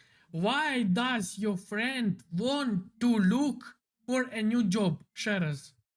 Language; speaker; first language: English; non-native, learner; Ukrainian